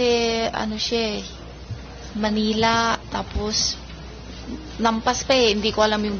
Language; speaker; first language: Filipino; non-native, learner; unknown